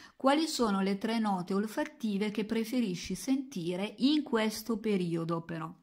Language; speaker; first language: Italian; native; Italian